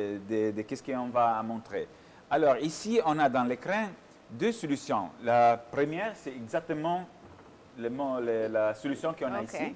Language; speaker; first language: French; non-native, fluent; Italian